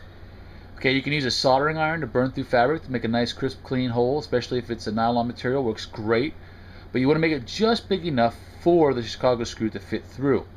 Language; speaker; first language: English; native; English